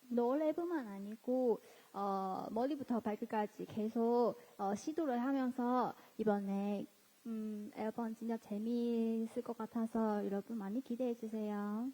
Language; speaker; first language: Korean; non-native, fluent; Chinese